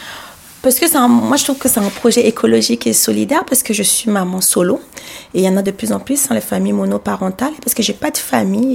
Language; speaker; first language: French; non-native, local second language; Sango